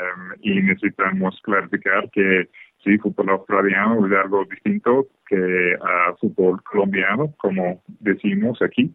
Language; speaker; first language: Spanish; non-native, fluent; English